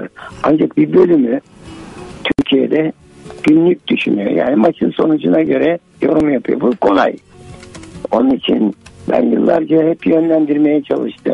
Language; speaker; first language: Turkish; native; Turkish